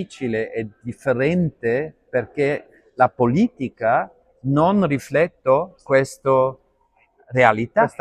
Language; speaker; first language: Italian; non-native, learner; Arabic